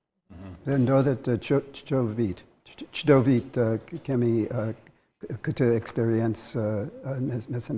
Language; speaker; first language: Albanian; non-native, learner; English